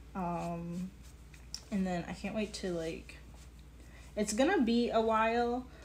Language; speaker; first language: English; native; English